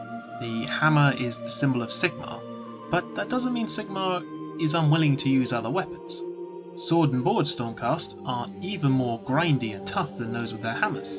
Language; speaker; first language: English; native; English